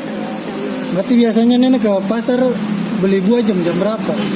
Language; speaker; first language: Malay; native; Malay